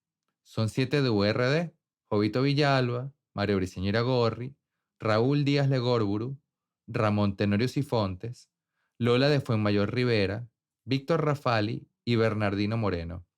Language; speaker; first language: Spanish; native; Spanish